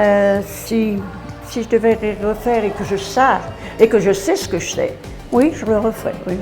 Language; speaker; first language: French; native; French